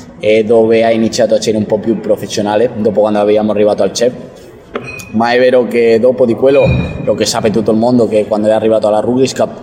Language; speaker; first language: Italian; non-native, learner; Spanish